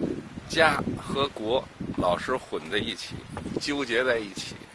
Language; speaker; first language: Chinese; native; Chinese